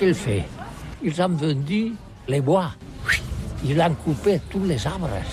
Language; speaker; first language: French; non-native, learner; Catalan